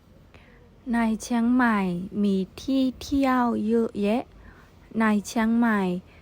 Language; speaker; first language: Thai; non-native, fluent; Burmese